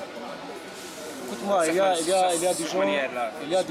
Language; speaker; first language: French; non-native, local second language; Arabic